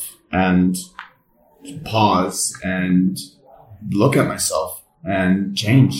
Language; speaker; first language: English; native; English